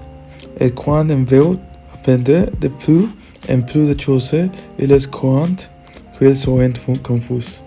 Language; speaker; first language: French; non-native, learner; Spanish